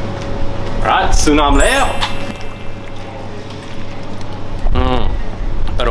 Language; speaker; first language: Thai; non-native, learner; English